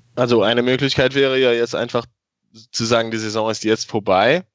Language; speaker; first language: German; non-native, local second language; Luxembourgish